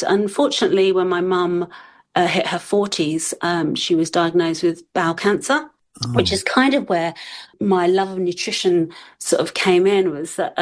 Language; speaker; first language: English; native; English